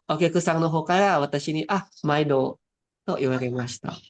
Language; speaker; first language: Japanese; non-native, fluent; Indonesian